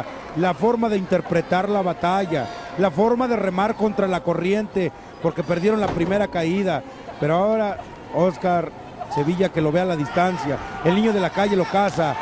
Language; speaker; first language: Spanish; native; Spanish